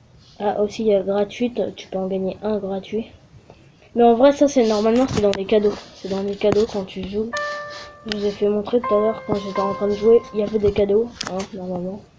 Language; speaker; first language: French; native; French